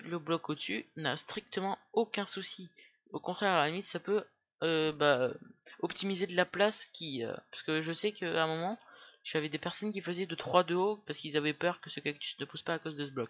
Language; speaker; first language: French; native; French